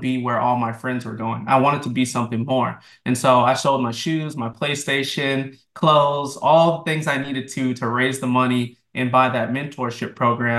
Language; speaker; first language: English; native; English